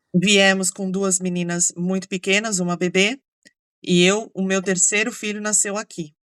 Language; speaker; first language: Portuguese; native; Portuguese